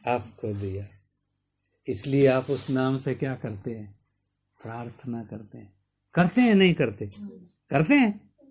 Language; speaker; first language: Hindi; native; Hindi